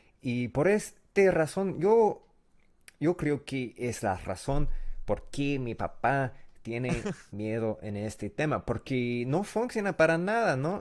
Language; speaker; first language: Spanish; non-native, learner; English